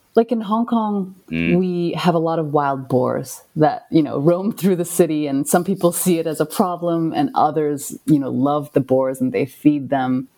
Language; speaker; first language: English; non-native, local second language; Cantonese